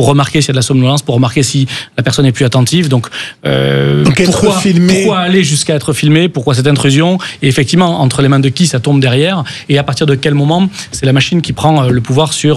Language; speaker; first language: French; native; French